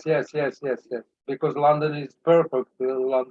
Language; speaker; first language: English; non-native, learner; Serbian